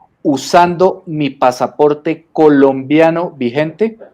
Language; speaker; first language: Spanish; native; Spanish